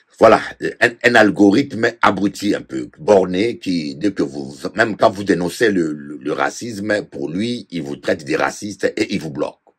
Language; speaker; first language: French; non-native, local second language; Lingala